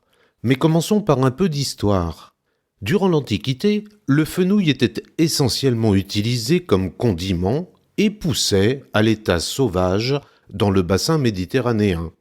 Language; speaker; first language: French; native; French